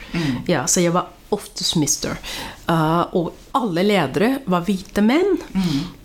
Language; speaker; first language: Norwegian; early bilingual, other home language; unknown